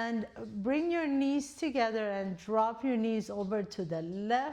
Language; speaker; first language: English; native; English